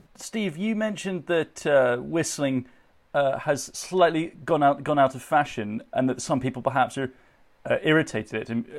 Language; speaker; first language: English; native; English